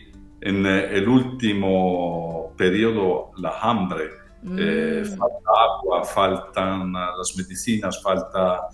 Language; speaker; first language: Spanish; non-native, fluent; Italian